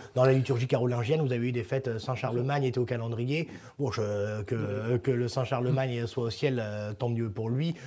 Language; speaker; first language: French; native; French